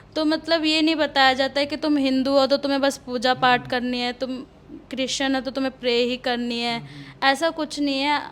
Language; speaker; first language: Hindi; early bilingual, other home language; Odia